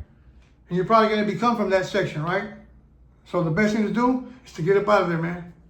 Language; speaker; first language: English; native; English